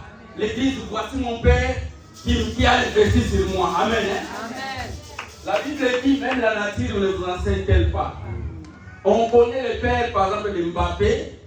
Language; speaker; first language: French; non-native, local second language; Lingala